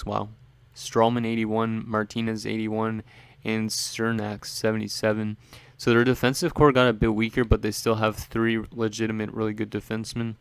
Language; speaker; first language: English; native; English